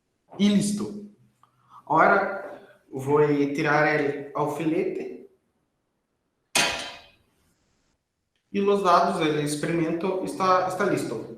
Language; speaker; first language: Spanish; non-native, fluent; Portuguese